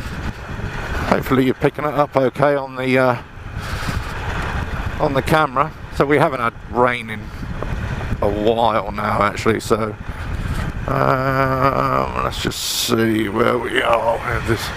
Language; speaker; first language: English; native; English